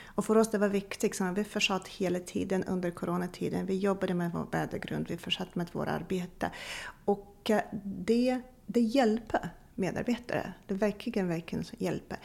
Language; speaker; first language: Swedish; non-native, fluent; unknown